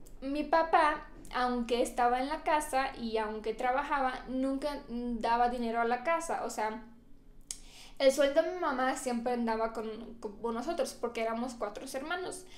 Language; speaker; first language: Spanish; non-native, fluent; Romanian